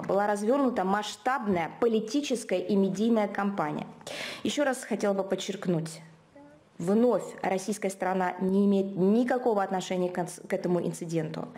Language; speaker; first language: Russian; native; Russian